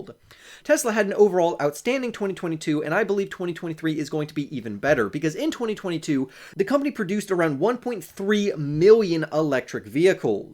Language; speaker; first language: English; native; English